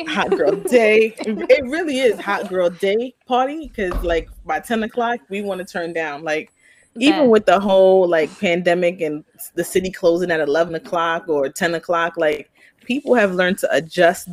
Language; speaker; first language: English; early bilingual, other home language; Spanish